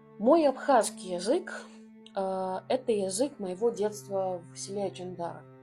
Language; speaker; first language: Russian; non-native, local second language; Abkhazian